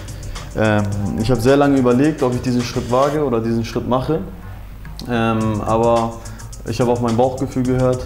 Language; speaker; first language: German; early bilingual, other home language; Turkish